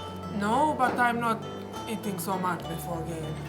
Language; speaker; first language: English; non-native, fluent; Serbian